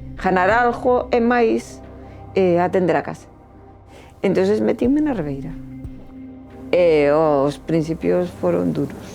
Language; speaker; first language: Galician; native; Galician